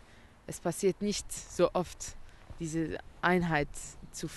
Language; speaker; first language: German; non-native, learner; Arabic